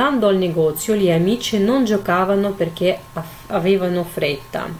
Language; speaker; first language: Italian; non-native, fluent; Russian